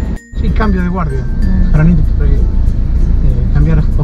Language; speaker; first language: Russian; non-native, learner; Spanish